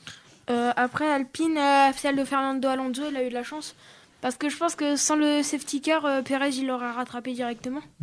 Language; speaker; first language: French; native; French